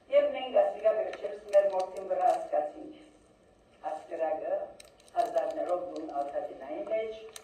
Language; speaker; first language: Armenian; early bilingual, heritage; Armenian